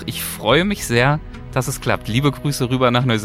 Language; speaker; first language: German; native; German